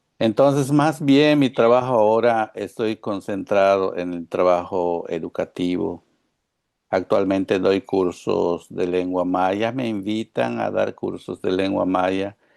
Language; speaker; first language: Spanish; non-native, local second language; Yucateco